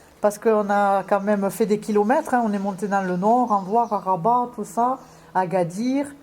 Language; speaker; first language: French; native; French